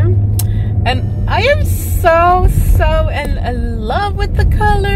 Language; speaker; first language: English; early bilingual, other home language; Spanish